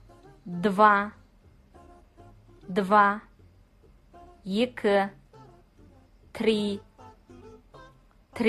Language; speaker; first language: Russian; non-native, fluent; Kazakh